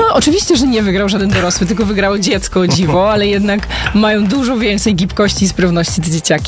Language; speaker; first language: Polish; native; Polish